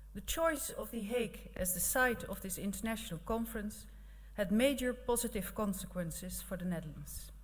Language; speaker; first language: English; non-native, fluent; Dutch